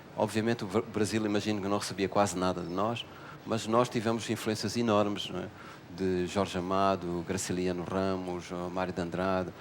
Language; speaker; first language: Portuguese; native; Portuguese